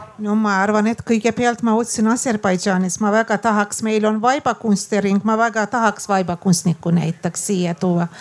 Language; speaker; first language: Estonian; non-native, fluent; Azerbaijani